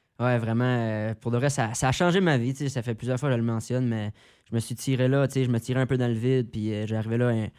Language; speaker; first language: French; native; French